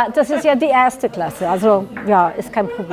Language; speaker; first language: German; non-native, learner; Catalan